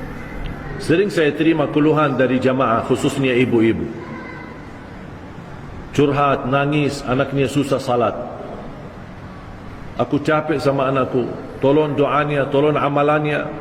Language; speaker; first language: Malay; non-native, fluent; Arabic